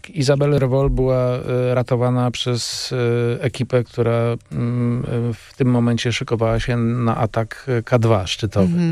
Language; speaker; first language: Polish; native; Polish